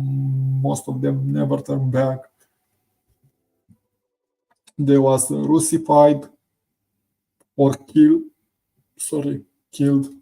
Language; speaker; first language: English; non-native, learner; Romanian